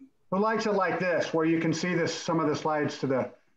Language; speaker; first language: English; native; English